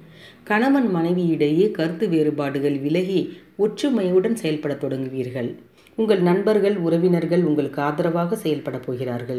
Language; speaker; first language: Tamil; native; Tamil